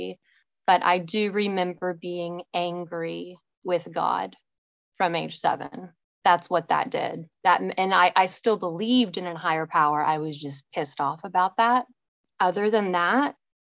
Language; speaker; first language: English; native; English